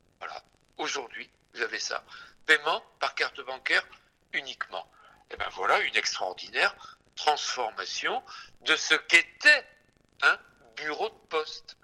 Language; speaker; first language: French; native; French